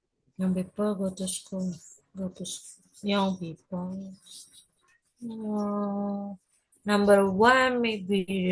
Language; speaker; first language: English; non-native, learner; Indonesian